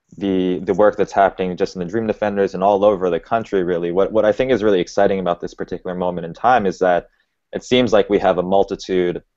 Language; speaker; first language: English; native; English